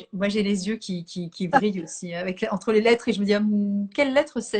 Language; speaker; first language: French; native; French